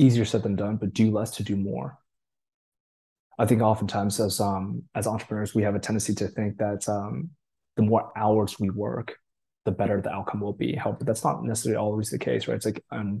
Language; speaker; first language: English; early bilingual, other home language; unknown